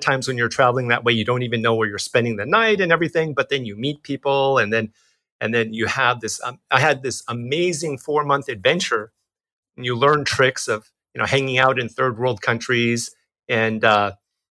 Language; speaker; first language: English; native; English